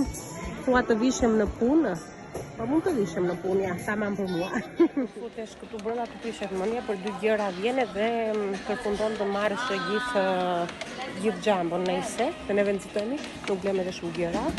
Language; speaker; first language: Albanian; early bilingual, heritage; Albanian